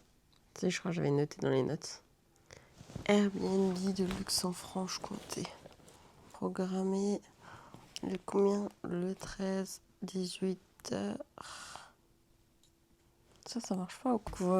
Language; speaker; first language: French; native; French